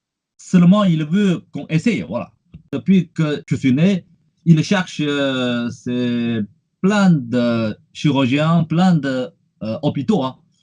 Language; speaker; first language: French; non-native, fluent; Chinese